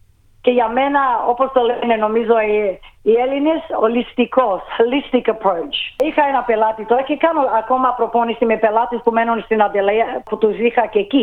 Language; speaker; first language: Greek; early bilingual, heritage; Greek